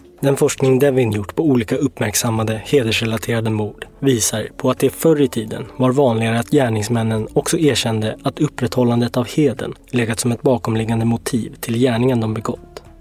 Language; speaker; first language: Swedish; native; Swedish